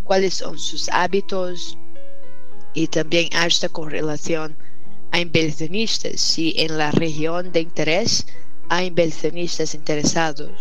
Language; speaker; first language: Spanish; non-native, fluent; Portuguese